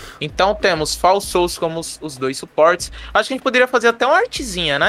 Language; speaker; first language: Portuguese; native; Portuguese